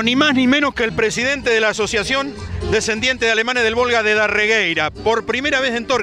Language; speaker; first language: Spanish; native; Spanish